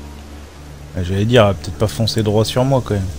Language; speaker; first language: French; native; French